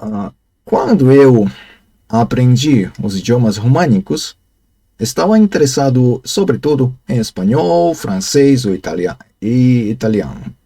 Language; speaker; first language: Portuguese; non-native, learner; Slovak